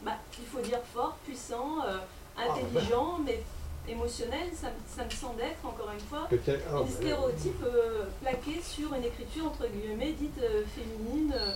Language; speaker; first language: French; native; French